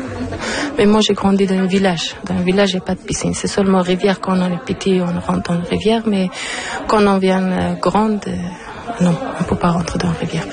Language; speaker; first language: French; non-native, learner; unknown